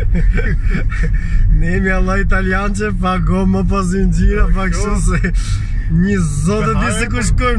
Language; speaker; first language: Albanian; native; Albanian